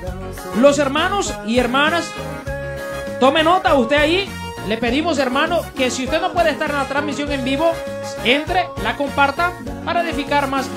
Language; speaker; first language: Spanish; native; Spanish